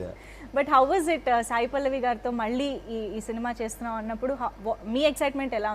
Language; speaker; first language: Telugu; native; Telugu